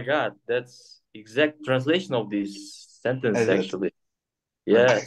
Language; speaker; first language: English; non-native, fluent; Kyrgyz